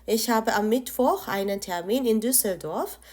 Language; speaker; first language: German; non-native, fluent; Korean